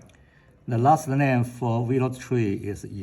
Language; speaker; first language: English; non-native, fluent; Chinese